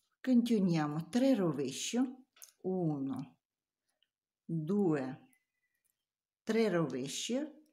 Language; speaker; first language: Italian; non-native, learner; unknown